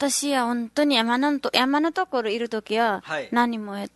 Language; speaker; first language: Japanese; non-native, learner; Nepali